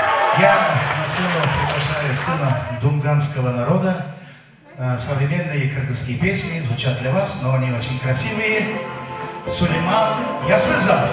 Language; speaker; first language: Russian; non-native, local second language; Kyrgyz